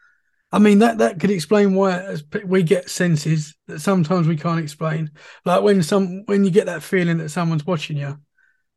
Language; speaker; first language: English; native; English